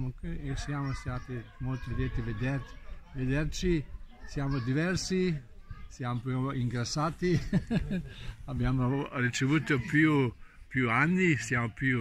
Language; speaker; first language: Italian; non-native, learner; Slovenian